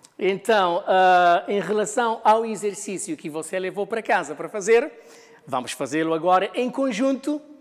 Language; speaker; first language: Portuguese; non-native, local second language; Kabuverdianu